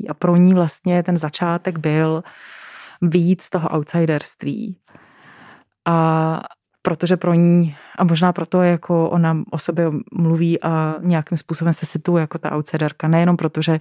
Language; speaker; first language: Czech; native; Czech